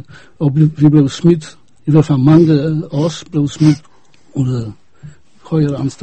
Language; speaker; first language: Danish; non-native, fluent; Polish